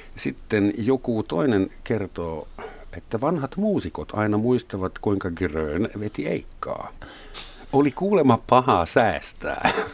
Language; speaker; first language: Finnish; non-native, fluent; German